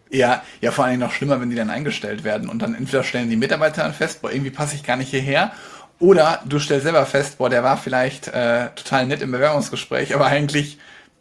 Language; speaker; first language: German; native; German